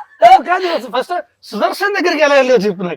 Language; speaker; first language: Telugu; native; Telugu